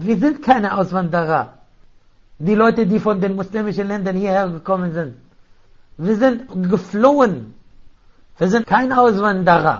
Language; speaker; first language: German; non-native, fluent; Arabic